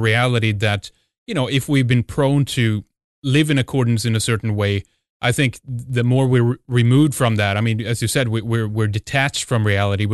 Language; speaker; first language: English; non-native, fluent; Swedish